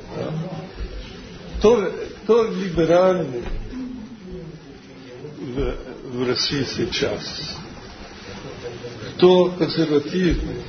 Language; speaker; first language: Russian; non-native, fluent; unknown